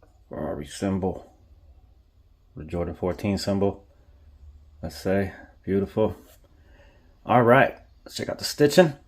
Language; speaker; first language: English; native; English